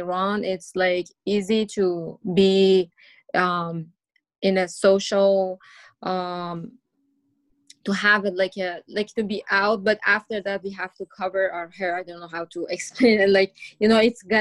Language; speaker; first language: English; non-native, learner; Persian